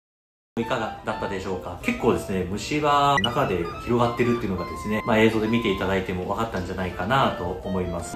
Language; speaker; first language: Japanese; native; Japanese